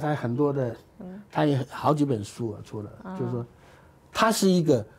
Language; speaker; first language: Chinese; native; Chinese